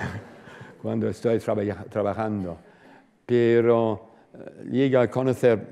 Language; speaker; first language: Spanish; non-native, fluent; English